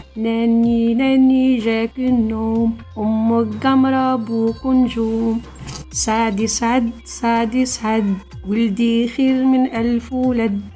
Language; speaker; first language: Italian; non-native, fluent; Arabic